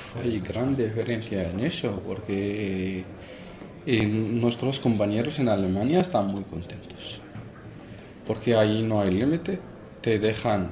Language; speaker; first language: Spanish; non-native, fluent; Arabic